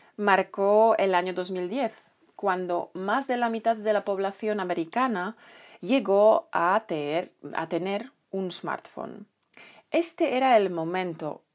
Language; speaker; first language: Spanish; non-native, fluent; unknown